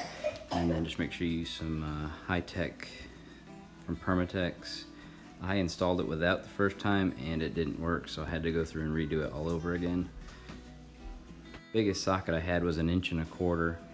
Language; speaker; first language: English; native; English